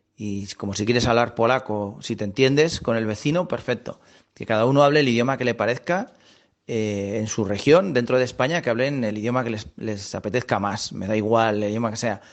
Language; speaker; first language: Spanish; native; Spanish